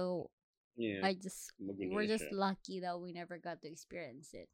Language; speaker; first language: English; non-native, local second language; Filipino